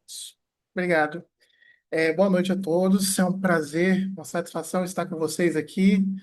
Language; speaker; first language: Portuguese; native; Portuguese